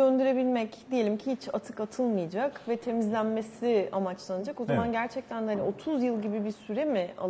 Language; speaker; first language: Turkish; native; Turkish